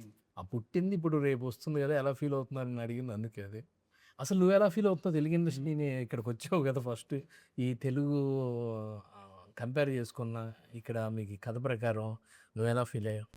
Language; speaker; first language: Telugu; native; Telugu